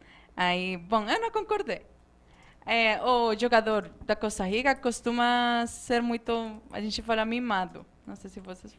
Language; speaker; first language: Portuguese; non-native, fluent; Spanish